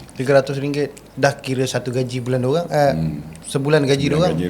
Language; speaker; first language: Malay; native; Malay